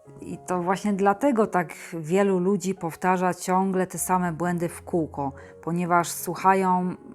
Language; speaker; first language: Polish; native; Polish